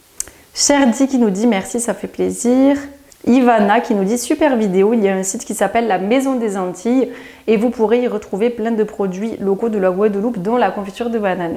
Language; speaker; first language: French; native; French